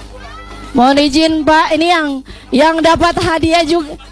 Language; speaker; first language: Indonesian; native; Indonesian